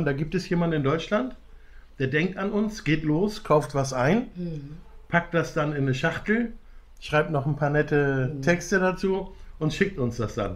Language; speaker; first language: German; native; German